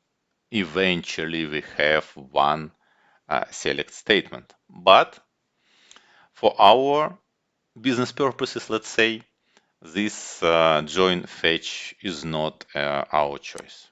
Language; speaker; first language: English; non-native, fluent; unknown